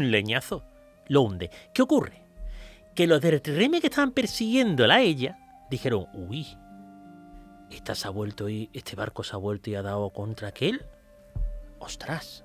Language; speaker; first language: Spanish; native; Spanish